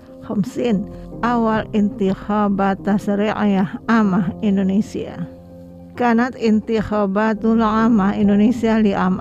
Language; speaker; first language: Arabic; non-native, fluent; Indonesian